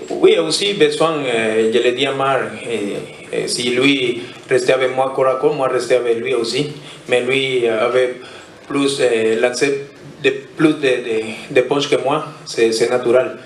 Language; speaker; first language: French; non-native, learner; Spanish